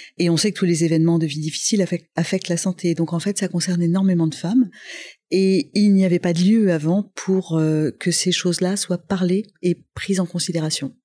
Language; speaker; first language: French; non-native, local second language; Arabic